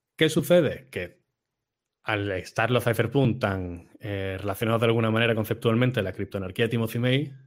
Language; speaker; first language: Spanish; native; Spanish